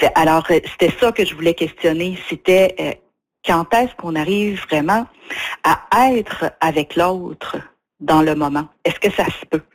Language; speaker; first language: French; native; French